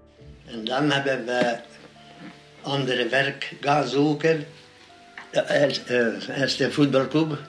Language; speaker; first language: Dutch; non-native, learner; Hungarian